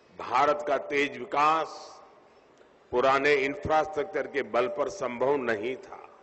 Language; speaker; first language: Hindi; non-native, local second language; Gujarati